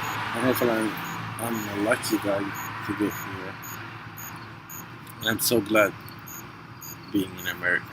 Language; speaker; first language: English; non-native, fluent; Arabic